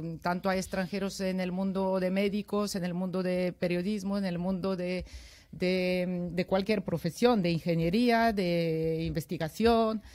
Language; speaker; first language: Spanish; non-native, fluent; Bulgarian